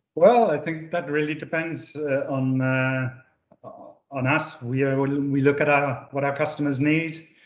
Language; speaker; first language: English; native; English